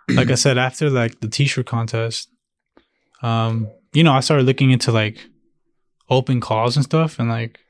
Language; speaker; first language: English; early bilingual, other home language; Spanish